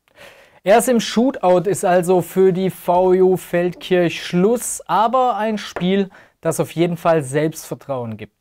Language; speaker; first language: German; native; German